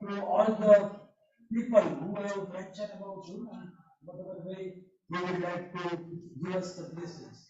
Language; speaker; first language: English; non-native, local second language; Gujarati